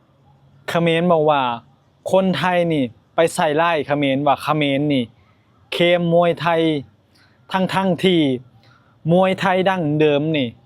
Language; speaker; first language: Thai; non-native, local second language; Lao